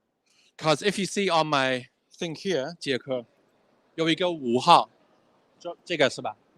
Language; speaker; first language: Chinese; non-native, fluent; English